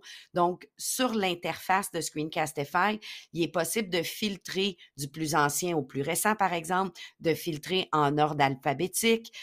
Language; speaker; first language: French; native; French